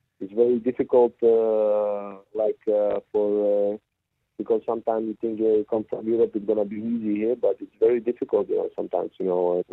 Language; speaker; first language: English; non-native, fluent; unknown